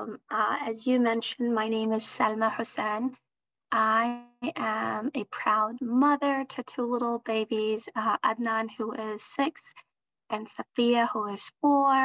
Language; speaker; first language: English; early bilingual, other home language; Somali